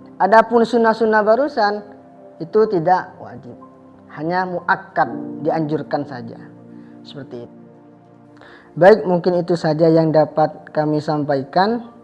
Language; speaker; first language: Indonesian; non-native, local second language; Madurese